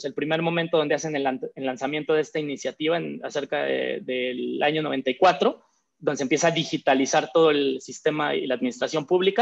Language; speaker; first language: Spanish; native; Spanish